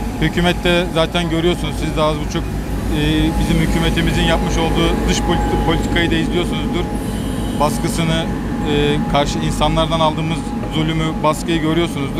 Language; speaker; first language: Turkish; native; Turkish